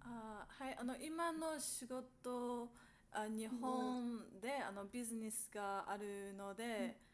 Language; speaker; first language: Japanese; non-native, learner; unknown